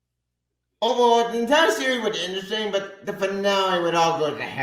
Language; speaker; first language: English; native; English